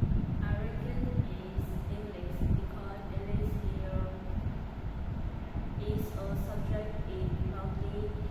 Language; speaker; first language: English; non-native, learner; Vietnamese